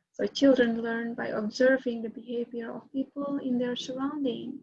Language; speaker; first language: English; non-native, fluent; Indonesian